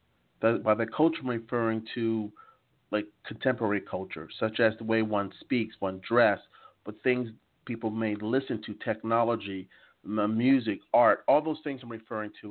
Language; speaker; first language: English; native; English